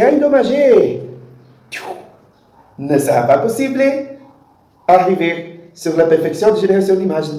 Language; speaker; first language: French; non-native, learner; Portuguese